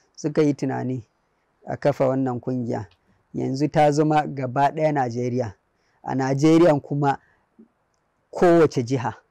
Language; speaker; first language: Hausa; non-native, local second language; Fula